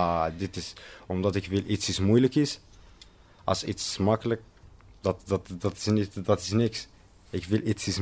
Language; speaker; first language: Dutch; non-native, learner; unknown